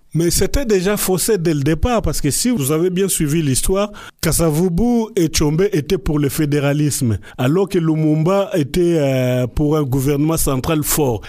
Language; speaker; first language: French; non-native, local second language; Lingala